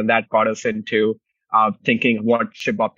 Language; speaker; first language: English; non-native, local second language; Hindi